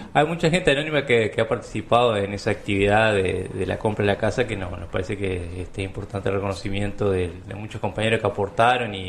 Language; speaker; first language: Spanish; native; Spanish